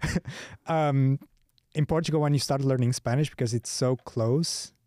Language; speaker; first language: English; non-native, fluent; Portuguese